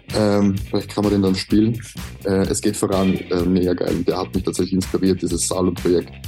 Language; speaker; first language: German; native; German